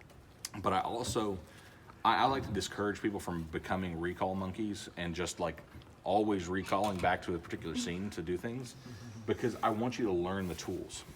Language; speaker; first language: English; native; English